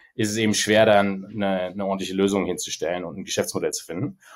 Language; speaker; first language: German; native; German